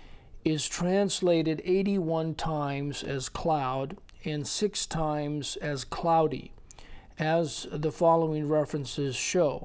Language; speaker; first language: English; native; English